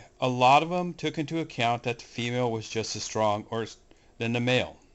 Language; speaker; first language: English; native; English